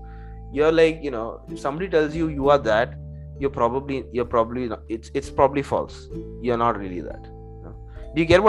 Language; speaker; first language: English; native; English